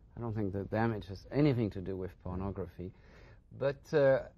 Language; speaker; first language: English; non-native, fluent; French